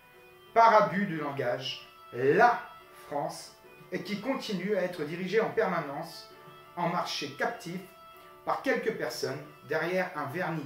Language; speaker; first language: French; native; French